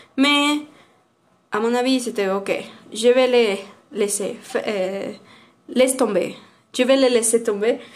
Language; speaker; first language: French; non-native, learner; Spanish